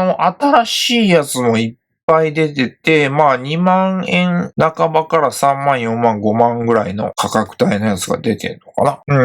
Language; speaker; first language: Japanese; native; Japanese